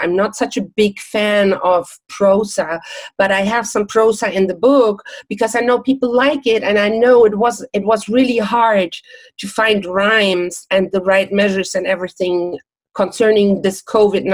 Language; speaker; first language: English; non-native, fluent; German